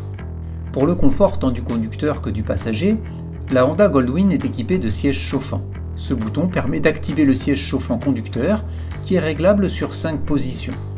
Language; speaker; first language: French; native; French